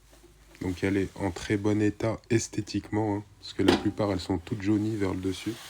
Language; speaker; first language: French; native; French